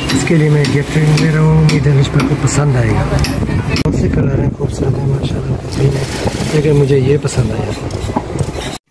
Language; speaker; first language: Urdu; non-native, local second language; Punjabi